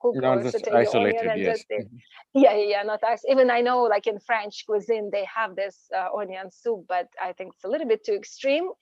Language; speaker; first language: English; non-native, fluent; Ukrainian